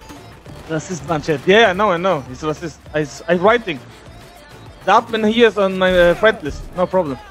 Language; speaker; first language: English; non-native, learner; Turkish